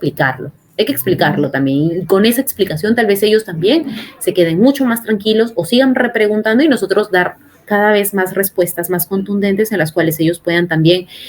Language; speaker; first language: Spanish; native; Spanish